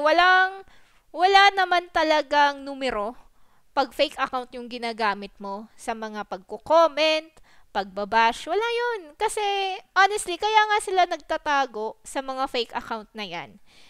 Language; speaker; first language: Filipino; non-native, local second language; Waray